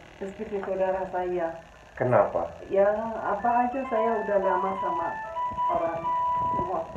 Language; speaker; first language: Indonesian; non-native, learner; Amharic